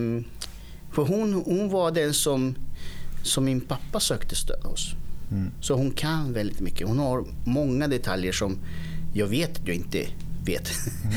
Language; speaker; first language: Swedish; early bilingual, other home language; Spanish